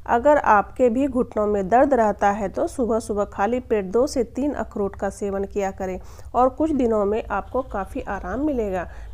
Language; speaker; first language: Hindi; native; Hindi